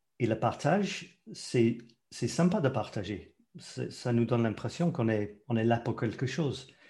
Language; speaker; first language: French; non-native, fluent; English